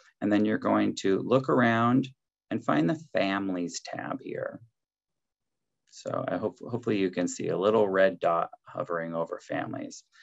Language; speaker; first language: English; native; English